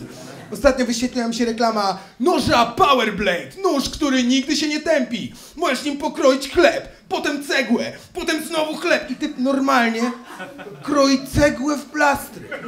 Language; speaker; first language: Polish; native; Polish